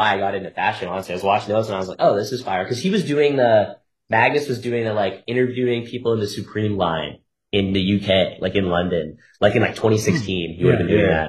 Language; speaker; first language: English; native; English